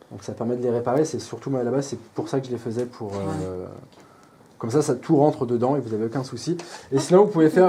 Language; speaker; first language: French; native; French